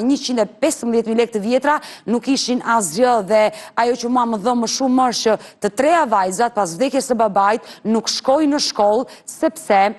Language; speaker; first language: Albanian; native; Albanian